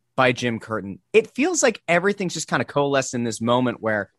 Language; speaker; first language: English; native; English